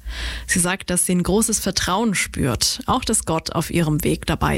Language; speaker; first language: German; native; German